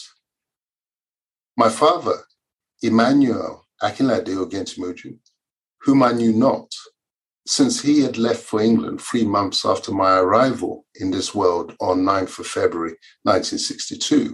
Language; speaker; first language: English; early bilingual, other home language; Yoruba